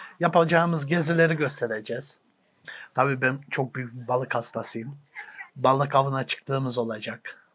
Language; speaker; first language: Turkish; early bilingual, heritage; Turkish